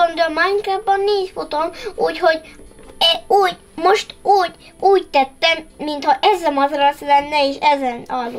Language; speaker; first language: Hungarian; early bilingual, heritage; Hungarian